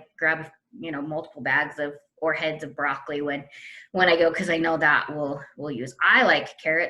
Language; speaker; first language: English; native; English